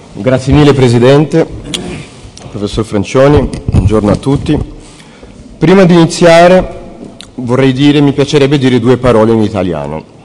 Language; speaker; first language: Italian; non-native, fluent; Portuguese